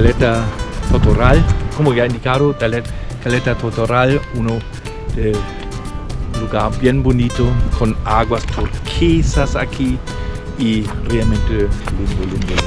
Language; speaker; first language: Spanish; non-native, fluent; German